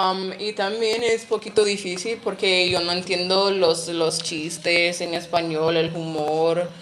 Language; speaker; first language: Spanish; non-native, learner; English